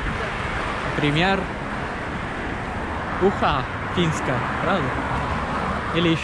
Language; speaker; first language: Russian; non-native, learner; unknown